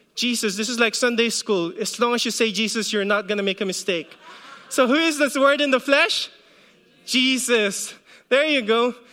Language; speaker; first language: English; non-native, local second language; Filipino